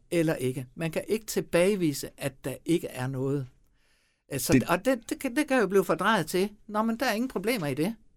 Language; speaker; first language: Danish; native; Danish